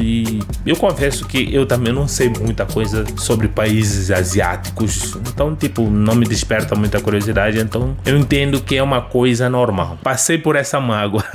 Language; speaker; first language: Portuguese; non-native, local second language; Upper Guinea Crioulo